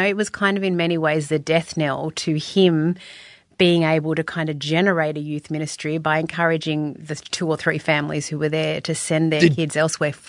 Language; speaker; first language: English; native; English